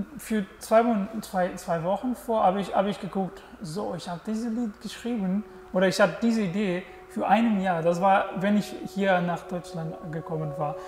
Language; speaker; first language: German; non-native, learner; Portuguese